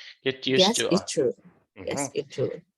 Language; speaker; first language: English; non-native, learner; Vietnamese